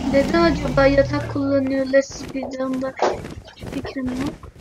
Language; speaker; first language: Turkish; native; Turkish